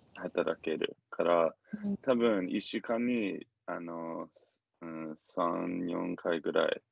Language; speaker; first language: Japanese; non-native, learner; English